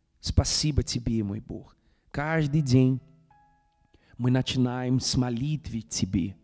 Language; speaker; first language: Russian; non-native, fluent; Portuguese